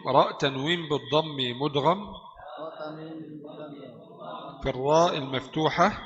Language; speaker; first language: Arabic; non-native, fluent; Indonesian